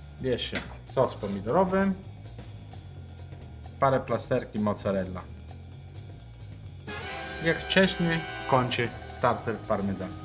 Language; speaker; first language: Polish; non-native, learner; Italian